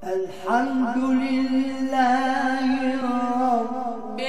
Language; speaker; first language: Arabic; native; Arabic